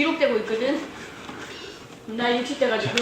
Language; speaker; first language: Korean; native; Korean